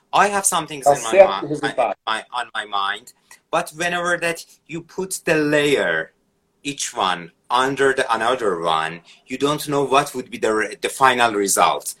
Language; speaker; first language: English; non-native, fluent; Persian